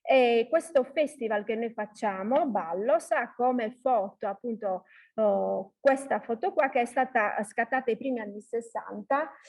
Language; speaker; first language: Italian; native; Italian